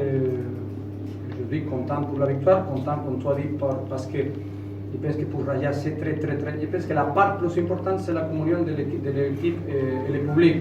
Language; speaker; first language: French; non-native, fluent; Spanish